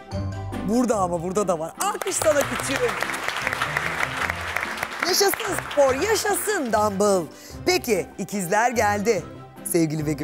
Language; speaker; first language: Turkish; native; Turkish